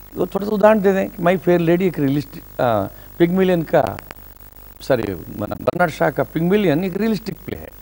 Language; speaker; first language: Hindi; non-native, local second language; Kannada